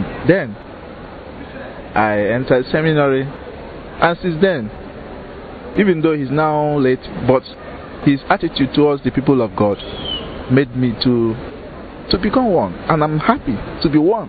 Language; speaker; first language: English; non-native, local second language; Igbo